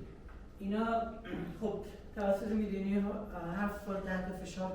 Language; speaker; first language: Persian; native; Persian